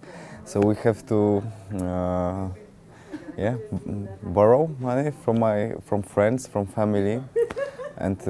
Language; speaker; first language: English; non-native, fluent; Polish